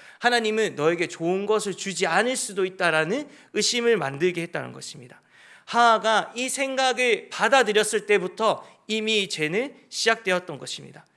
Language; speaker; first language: Korean; native; Korean